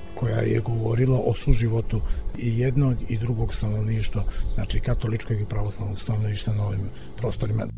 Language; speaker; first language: Serbian; native; Serbian